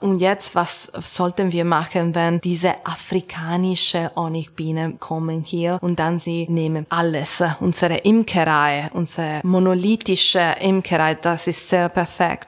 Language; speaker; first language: German; non-native, learner; Italian